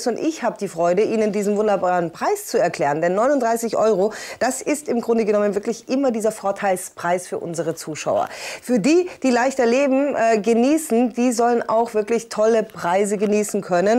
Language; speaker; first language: German; native; German